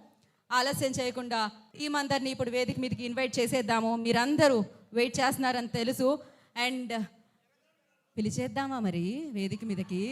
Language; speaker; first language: Telugu; native; Telugu